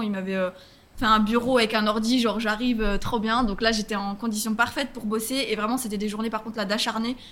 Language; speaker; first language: French; native; French